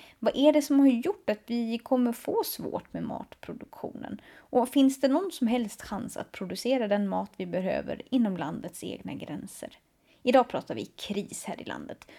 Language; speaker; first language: Swedish; native; Swedish